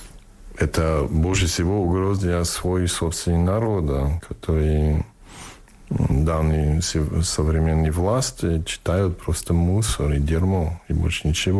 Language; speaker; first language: Russian; non-native, fluent; English